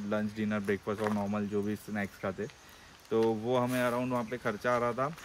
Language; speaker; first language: Hindi; non-native, local second language; Marathi